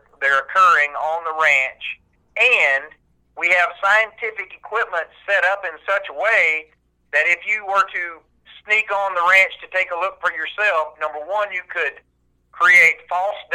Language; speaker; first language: English; native; English